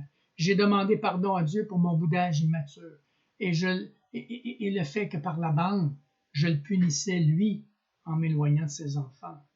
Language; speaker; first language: French; native; French